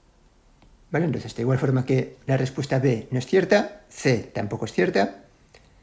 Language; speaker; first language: Spanish; native; Spanish